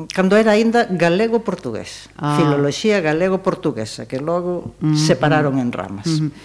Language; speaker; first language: Galician; early bilingual, heritage; Galician